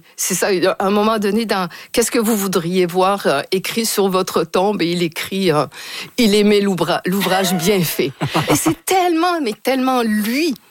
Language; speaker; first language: French; native; French